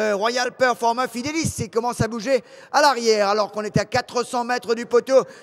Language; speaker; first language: French; non-native, local second language; Morisyen